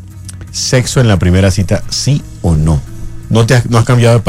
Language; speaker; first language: Spanish; native; Spanish